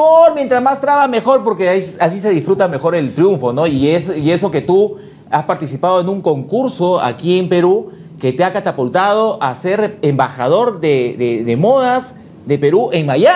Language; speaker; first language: Spanish; native; Spanish